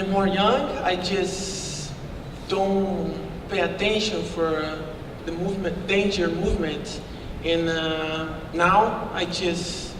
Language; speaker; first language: English; non-native, learner; Portuguese